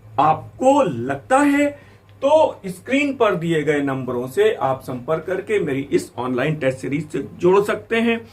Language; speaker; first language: Hindi; native; Hindi